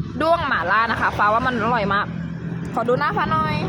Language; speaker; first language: Thai; native; Thai